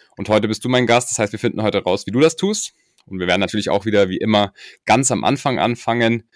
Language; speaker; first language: German; native; German